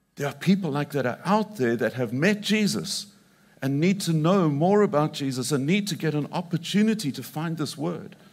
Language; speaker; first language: English; native; English